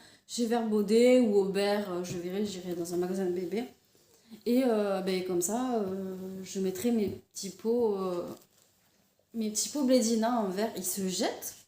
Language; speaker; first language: French; native; French